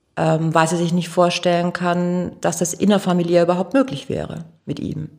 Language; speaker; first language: German; native; German